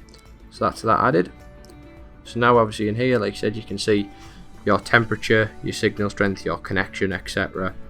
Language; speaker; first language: English; native; English